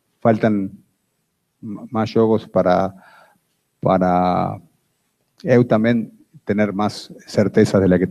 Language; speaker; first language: Spanish; non-native, fluent; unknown